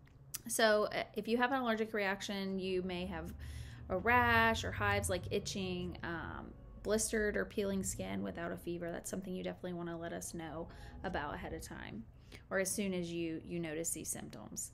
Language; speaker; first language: English; native; English